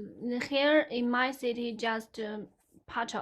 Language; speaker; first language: English; non-native, learner; Chinese